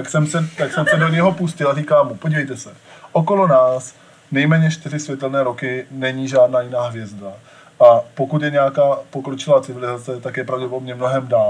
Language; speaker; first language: Czech; native; Czech